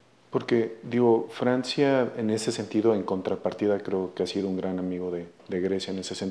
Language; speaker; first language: Spanish; native; Spanish